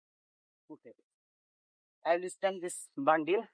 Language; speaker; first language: English; non-native, learner; Bangla